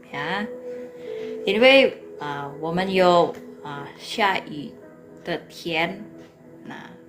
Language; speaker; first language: Chinese; non-native, fluent; Indonesian